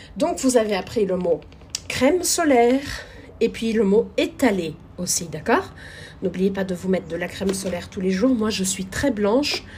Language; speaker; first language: French; non-native, fluent; Portuguese